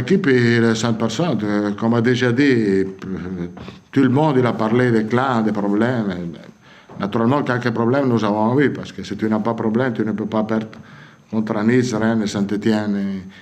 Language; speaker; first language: French; non-native, fluent; Italian